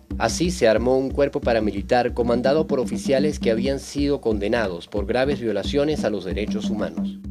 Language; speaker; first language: Spanish; native; Spanish